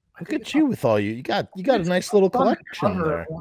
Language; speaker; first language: English; native; English